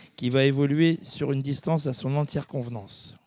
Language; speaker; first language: French; native; French